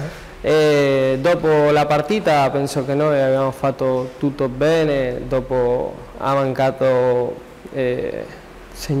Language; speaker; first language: Italian; non-native, learner; Spanish